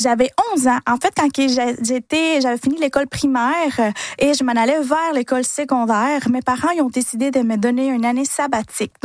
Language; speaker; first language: French; early bilingual, other home language; Spanish